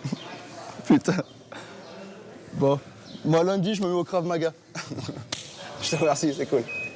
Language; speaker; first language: French; native; French